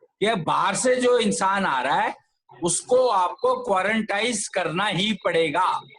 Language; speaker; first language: Hindi; native; Hindi